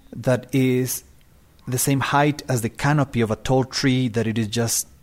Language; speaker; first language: English; non-native, fluent; Spanish